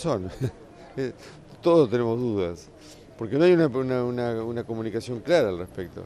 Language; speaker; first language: Spanish; native; Spanish